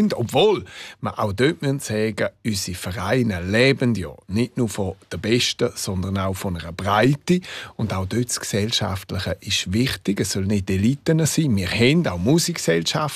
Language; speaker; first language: German; non-native, local second language; Romansh